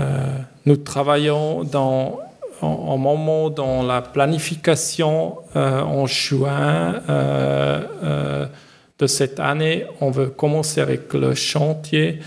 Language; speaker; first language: French; non-native, learner; German